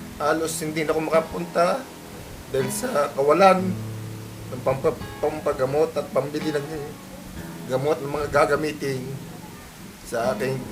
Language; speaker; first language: Filipino; native; Filipino